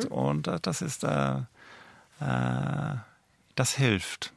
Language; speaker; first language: German; non-native, fluent; English